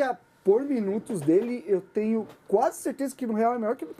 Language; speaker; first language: Portuguese; native; Portuguese